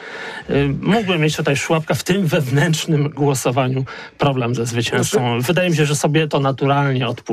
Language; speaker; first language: Polish; native; Polish